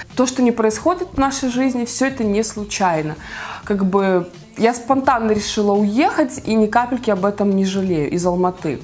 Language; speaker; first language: Russian; native; Russian